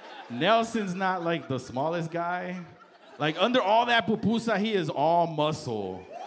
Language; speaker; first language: English; early bilingual, other home language; Spanish